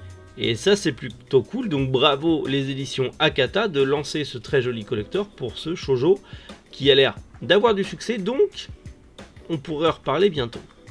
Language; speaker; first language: French; native; French